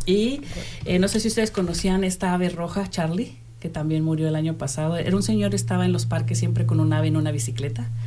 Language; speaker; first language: Spanish; native; Spanish